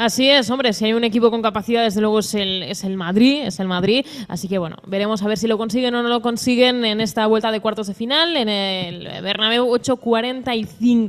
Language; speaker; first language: Spanish; native; Spanish